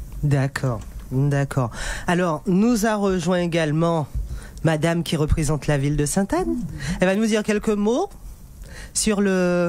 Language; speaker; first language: French; native; French